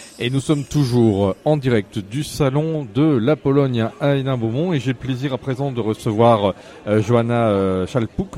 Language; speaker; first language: French; native; French